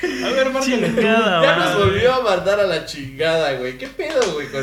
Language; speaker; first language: Spanish; native; Spanish